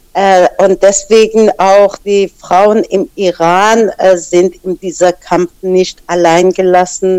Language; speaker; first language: German; non-native, fluent; Persian